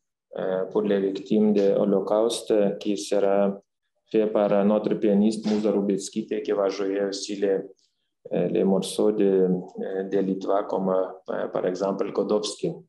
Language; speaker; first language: French; non-native, fluent; Lithuanian